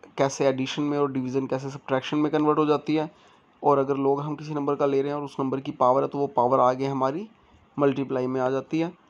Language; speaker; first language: Hindi; native; Hindi